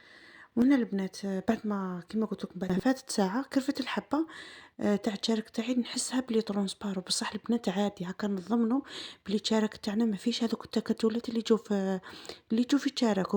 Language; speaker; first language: Arabic; native; Arabic